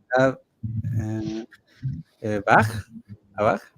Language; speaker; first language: English; non-native, learner; Spanish